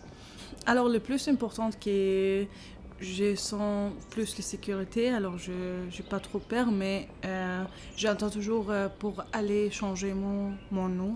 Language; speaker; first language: French; non-native, learner; Arabic